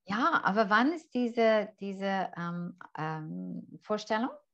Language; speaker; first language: German; non-native, fluent; English